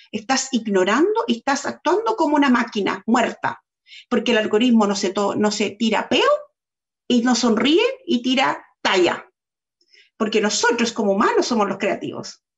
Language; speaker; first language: Spanish; native; Spanish